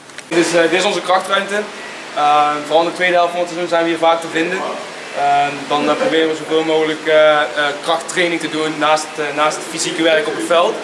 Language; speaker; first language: Dutch; native; Dutch